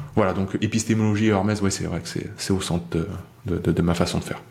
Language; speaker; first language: French; native; French